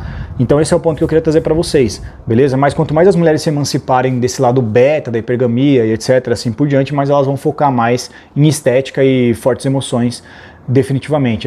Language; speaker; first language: Portuguese; native; Portuguese